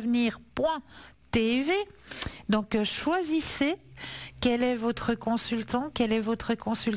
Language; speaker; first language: French; native; French